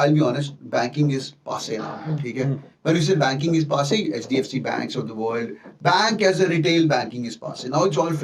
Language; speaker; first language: English; non-native, local second language; Hindi